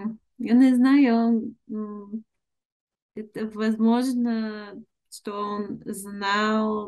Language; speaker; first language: Russian; non-native, learner; Bulgarian